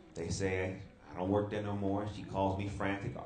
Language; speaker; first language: English; native; English